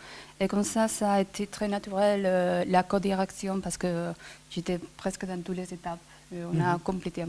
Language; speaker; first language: French; non-native, fluent; Spanish